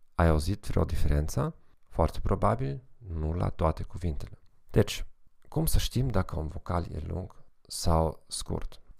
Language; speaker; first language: Romanian; non-native, fluent; German